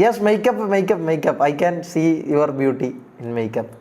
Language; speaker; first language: English; non-native, learner; Malayalam